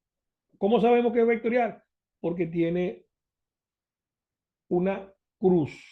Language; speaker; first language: Spanish; native; Spanish